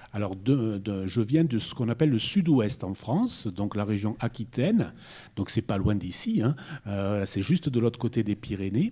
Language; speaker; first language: French; native; French